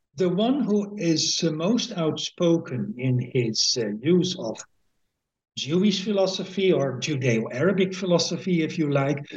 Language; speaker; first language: English; non-native, fluent; Dutch